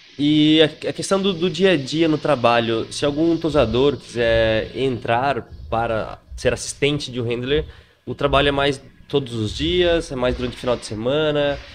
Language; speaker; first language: Portuguese; native; Portuguese